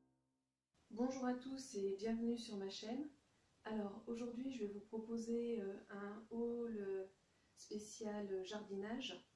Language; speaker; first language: French; native; French